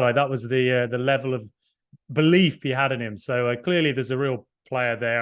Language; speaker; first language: English; native; English